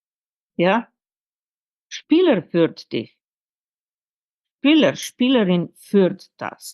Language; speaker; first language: German; non-native, fluent; Slovenian